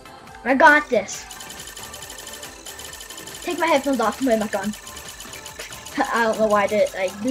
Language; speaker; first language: English; native; English